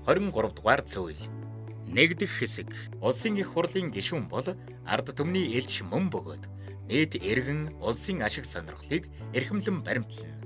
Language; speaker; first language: Mongolian; native; Mongolian